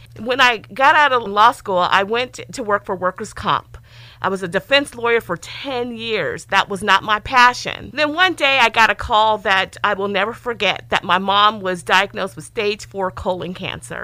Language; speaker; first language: English; native; English